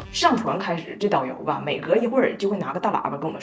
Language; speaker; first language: Chinese; native; Chinese